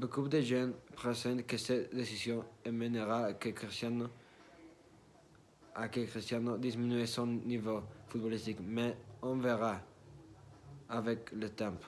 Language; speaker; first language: French; non-native, learner; Spanish